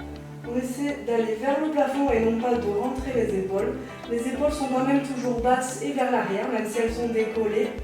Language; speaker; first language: French; native; French